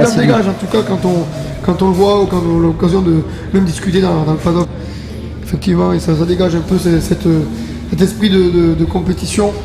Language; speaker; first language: French; native; French